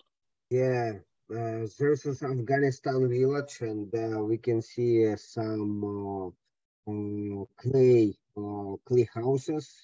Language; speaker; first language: English; non-native, learner; Russian